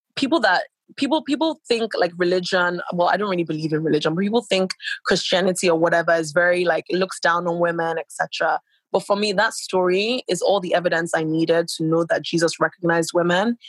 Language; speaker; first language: English; non-native, local second language; Yoruba